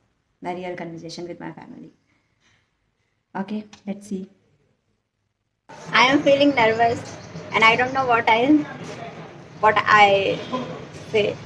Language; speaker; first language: English; non-native, learner; Hindi